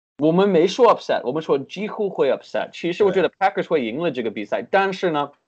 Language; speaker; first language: Chinese; early bilingual, heritage; Chinese